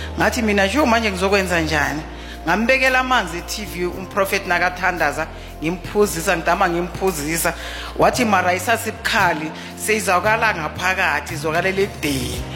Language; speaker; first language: Zulu; non-native, local second language; South Ndebele